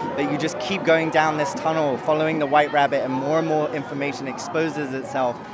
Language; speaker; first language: English; native; English